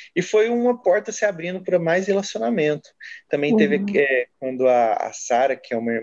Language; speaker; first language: Portuguese; native; Portuguese